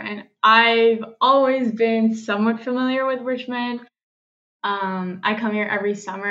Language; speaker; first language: English; non-native, local second language; Cantonese